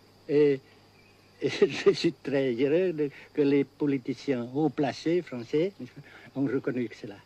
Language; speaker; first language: French; non-native, local second language; Vietnamese